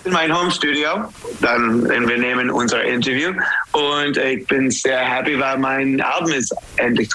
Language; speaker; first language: German; non-native, learner; English